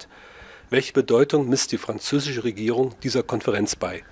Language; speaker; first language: German; native; German